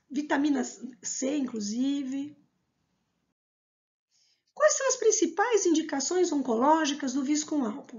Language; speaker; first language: Portuguese; native; Portuguese